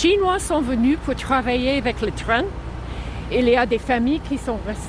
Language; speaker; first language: French; non-native, fluent; English